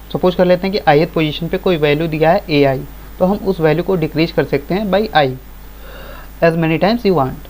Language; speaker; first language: Hindi; native; Hindi